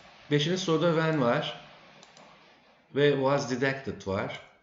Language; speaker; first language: English; non-native, fluent; Turkish